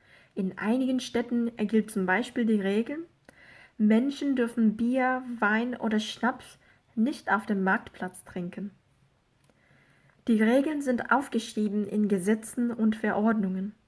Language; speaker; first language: German; non-native, fluent; Korean